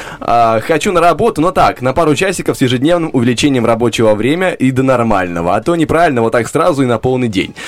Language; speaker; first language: Russian; native; Russian